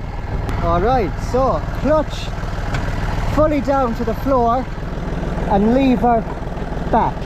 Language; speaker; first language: English; native; English